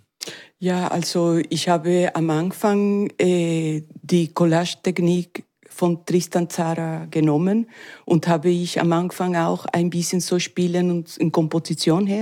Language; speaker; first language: German; non-native, learner; Spanish